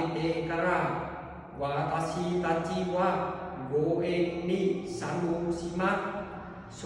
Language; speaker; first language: Japanese; non-native, learner; Vietnamese